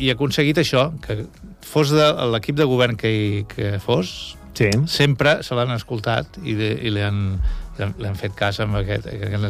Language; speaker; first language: Catalan; native; Catalan